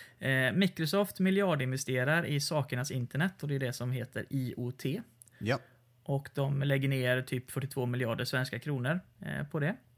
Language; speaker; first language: Swedish; native; Swedish